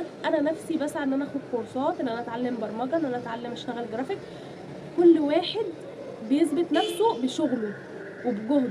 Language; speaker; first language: Arabic; native; Arabic